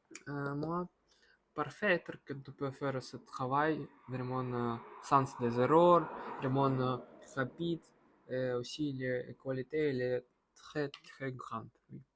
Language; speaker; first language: French; non-native, learner; Russian